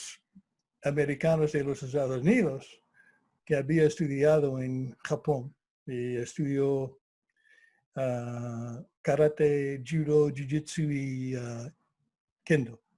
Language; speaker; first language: Spanish; non-native, fluent; English